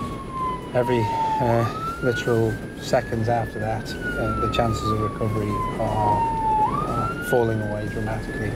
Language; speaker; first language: English; native; English